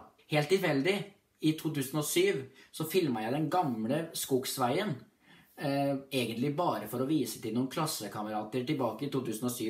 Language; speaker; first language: Norwegian; native; Norwegian